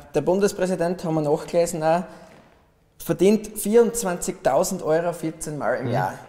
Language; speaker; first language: German; native; German